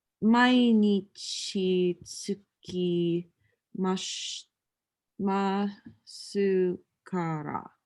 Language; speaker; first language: Japanese; non-native, learner; English